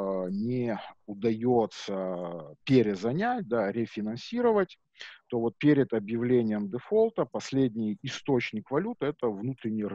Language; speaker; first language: Russian; native; Russian